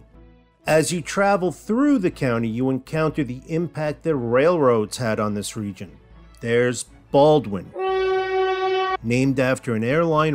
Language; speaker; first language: English; native; English